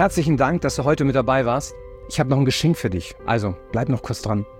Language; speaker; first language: German; native; German